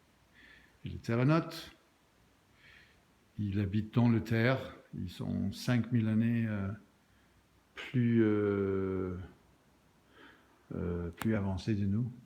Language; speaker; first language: French; non-native, learner; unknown